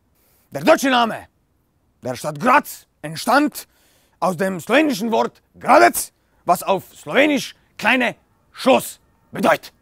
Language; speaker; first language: German; non-native, learner; Slovenian